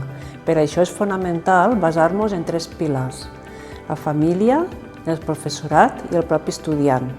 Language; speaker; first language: Catalan; native; Catalan